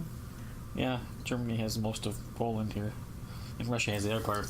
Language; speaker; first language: English; native; English